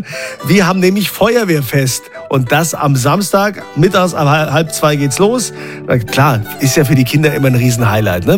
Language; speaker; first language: German; native; German